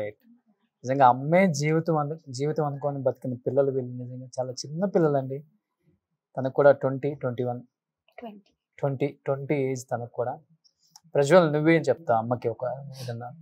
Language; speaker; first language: Telugu; native; Telugu